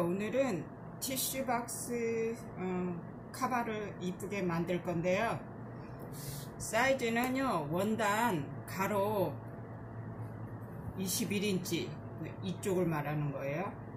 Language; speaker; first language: Korean; native; Korean